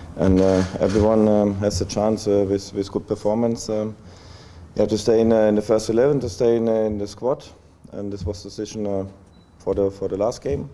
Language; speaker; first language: English; non-native, learner; German